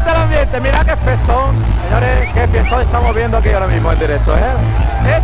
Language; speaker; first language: Spanish; native; Spanish